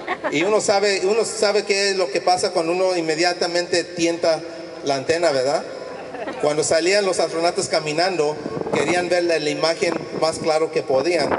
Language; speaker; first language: Spanish; early bilingual, heritage; Spanish